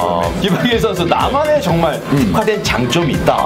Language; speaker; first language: Korean; native; Korean